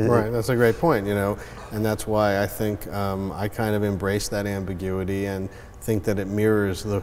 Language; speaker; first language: English; native; English